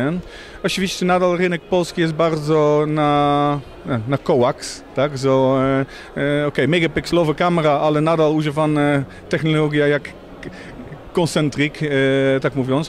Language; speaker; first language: Polish; non-native, fluent; Dutch